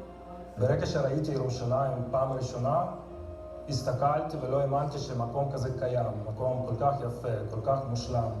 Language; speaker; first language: Hebrew; non-native, fluent; Russian